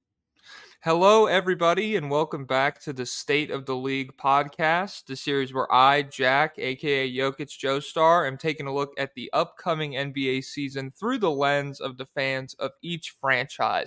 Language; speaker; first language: English; native; English